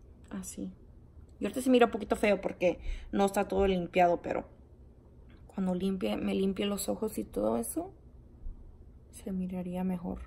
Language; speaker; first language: Spanish; early bilingual, heritage; Spanish